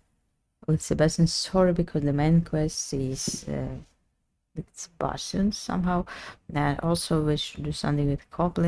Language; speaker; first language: English; non-native, learner; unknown